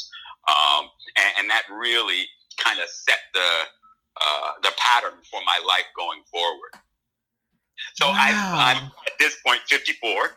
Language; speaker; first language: English; native; English